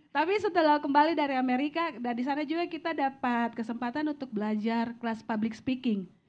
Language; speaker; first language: Indonesian; native; Indonesian